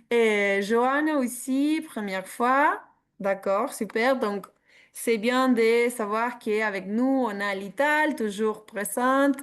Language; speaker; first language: French; non-native, fluent; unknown